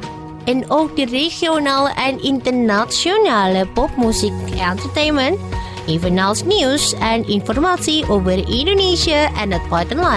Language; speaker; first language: Dutch; non-native, learner; Indonesian